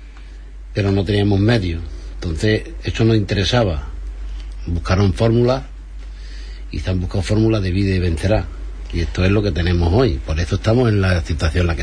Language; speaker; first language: Spanish; native; Spanish